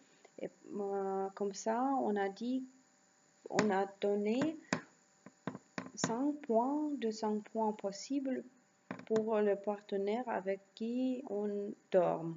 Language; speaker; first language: French; non-native, learner; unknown